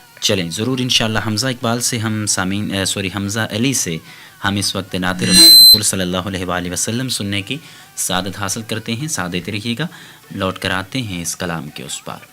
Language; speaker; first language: Urdu; native; Urdu